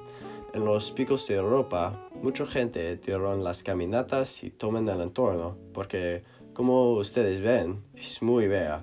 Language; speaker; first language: Spanish; non-native, learner; English